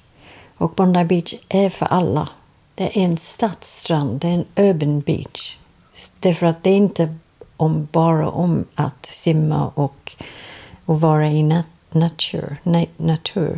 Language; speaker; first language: Swedish; non-native, learner; English